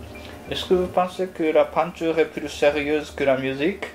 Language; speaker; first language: French; non-native, fluent; Japanese